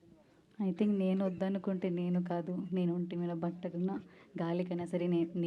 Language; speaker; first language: Telugu; non-native, learner; Malayalam